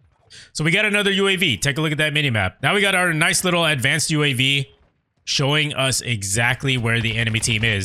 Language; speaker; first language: English; native; English